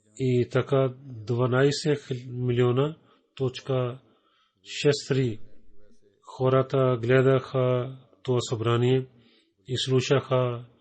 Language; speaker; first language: Bulgarian; non-native, fluent; Urdu